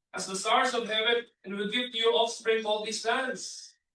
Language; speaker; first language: English; non-native, local second language; Filipino